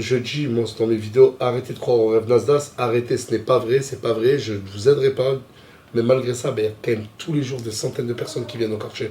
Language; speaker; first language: French; native; French